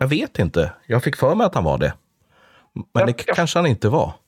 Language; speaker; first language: Swedish; native; Swedish